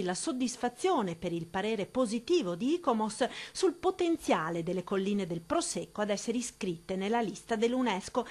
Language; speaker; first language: Italian; native; Italian